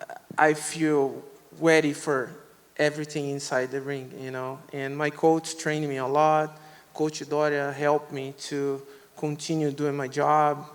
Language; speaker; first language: English; non-native, learner; Portuguese